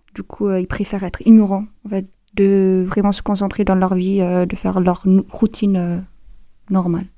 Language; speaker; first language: French; non-native, fluent; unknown